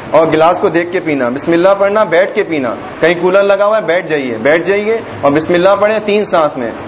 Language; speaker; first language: Urdu; native; Urdu